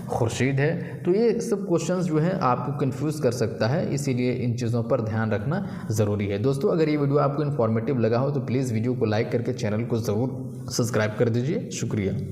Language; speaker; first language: Hindi; non-native, local second language; Urdu